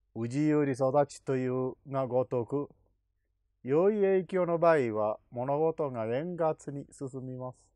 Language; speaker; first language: Japanese; non-native, fluent; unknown